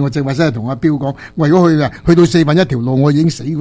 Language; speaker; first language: Chinese; native; Chinese